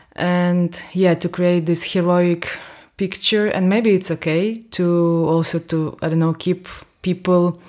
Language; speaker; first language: English; non-native, fluent; Ukrainian